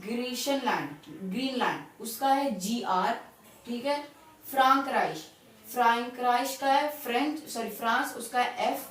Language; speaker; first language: Hindi; native; Hindi